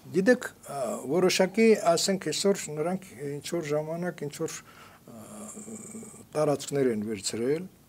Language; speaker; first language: Armenian; native; Armenian